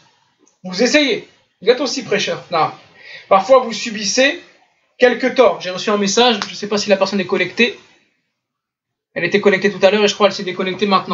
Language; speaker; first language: French; native; French